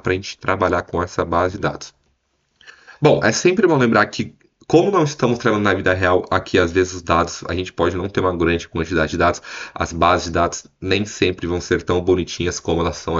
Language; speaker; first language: Portuguese; native; Portuguese